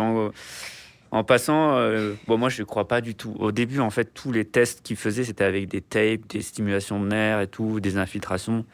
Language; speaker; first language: French; native; French